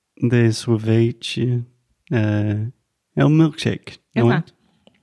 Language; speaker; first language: Portuguese; non-native, fluent; English